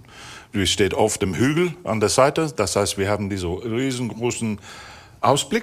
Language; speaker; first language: German; non-native, fluent; English